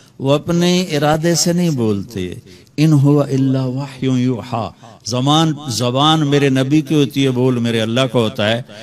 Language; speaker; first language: Urdu; non-native, local second language; Punjabi